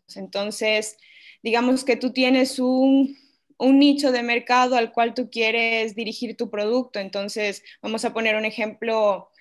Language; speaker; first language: Spanish; native; Spanish